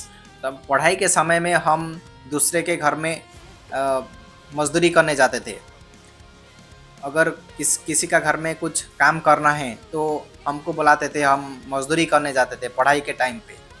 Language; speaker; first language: Hindi; non-native, local second language; Odia